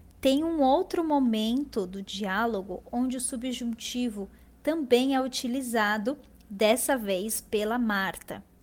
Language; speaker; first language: Portuguese; native; Portuguese